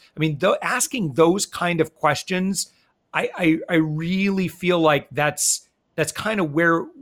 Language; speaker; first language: English; native; English